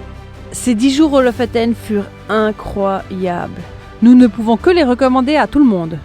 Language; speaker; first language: French; native; French